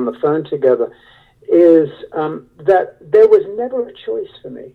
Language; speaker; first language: English; native; English